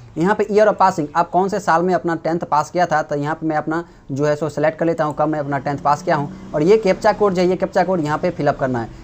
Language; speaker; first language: Hindi; native; Hindi